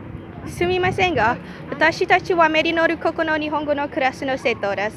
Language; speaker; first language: Japanese; non-native, learner; English